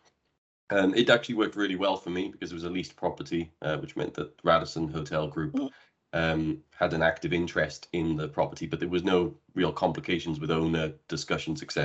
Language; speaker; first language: English; native; English